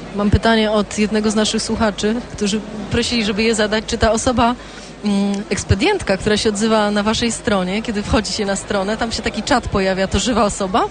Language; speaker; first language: Polish; native; Polish